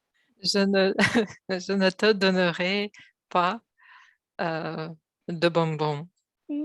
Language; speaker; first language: French; non-native, learner; Russian